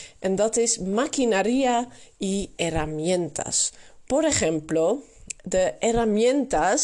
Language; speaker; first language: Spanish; non-native, learner; Dutch